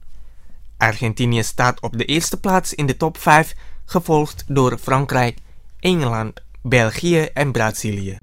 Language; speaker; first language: Dutch; non-native, fluent; Indonesian